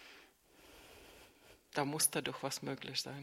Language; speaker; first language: German; non-native, fluent; Czech